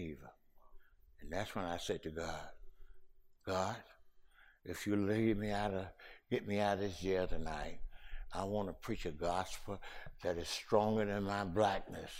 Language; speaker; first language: English; early bilingual, other home language; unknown